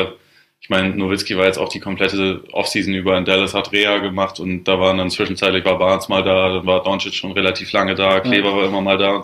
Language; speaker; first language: German; native; German